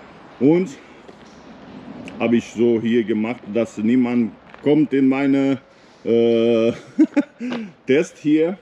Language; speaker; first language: German; non-native, fluent; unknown